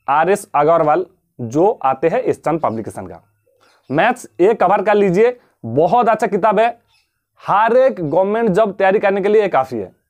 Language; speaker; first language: Hindi; non-native, local second language; Bangla